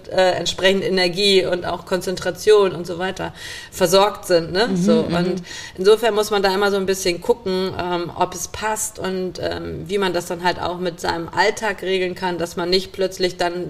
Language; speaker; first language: German; native; German